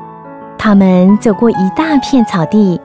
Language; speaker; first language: Chinese; native; Chinese